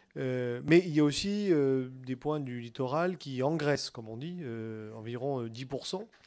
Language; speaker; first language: French; native; French